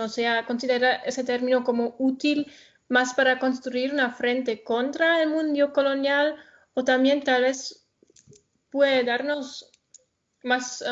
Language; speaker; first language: Spanish; non-native, fluent; German